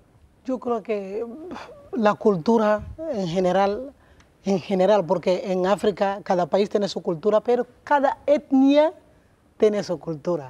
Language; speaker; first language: Spanish; non-native, learner; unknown